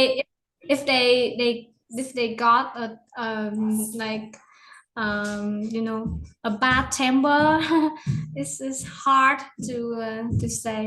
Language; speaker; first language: English; non-native, learner; Vietnamese